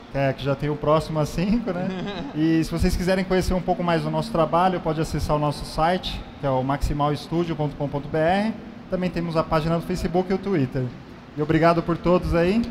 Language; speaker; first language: Portuguese; native; Portuguese